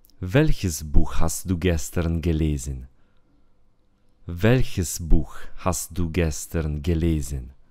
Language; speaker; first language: German; non-native, fluent; Romanian